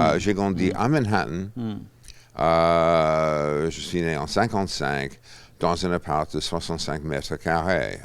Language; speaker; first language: French; non-native, fluent; English